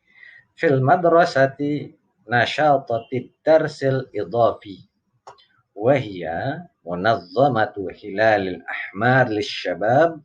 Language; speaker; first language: Arabic; non-native, fluent; Indonesian